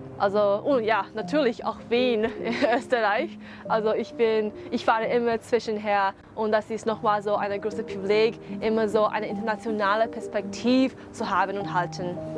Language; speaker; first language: German; non-native, fluent; Chinese